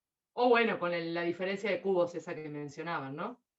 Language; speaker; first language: Spanish; native; Spanish